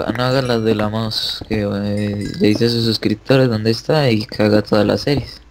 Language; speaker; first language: Spanish; native; Spanish